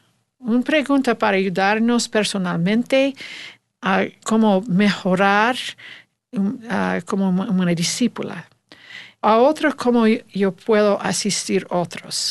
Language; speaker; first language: Spanish; non-native, learner; English